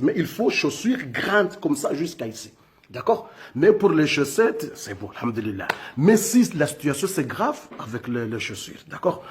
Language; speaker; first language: French; non-native, local second language; Comorian